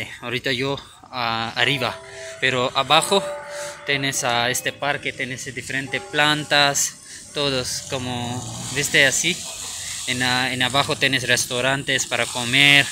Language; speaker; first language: Spanish; non-native, learner; Urdu